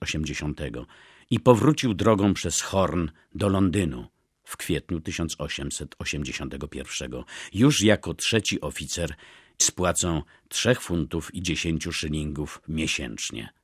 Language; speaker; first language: Polish; native; Polish